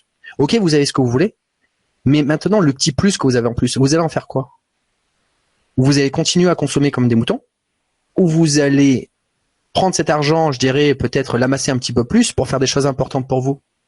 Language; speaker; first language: French; native; French